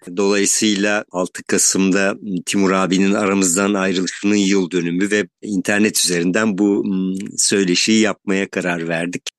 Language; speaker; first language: Turkish; native; Turkish